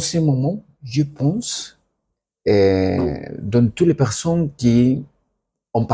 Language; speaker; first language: French; non-native, learner; Spanish